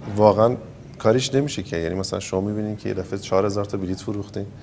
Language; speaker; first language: Persian; native; Persian